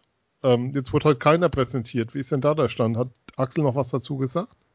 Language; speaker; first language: German; native; German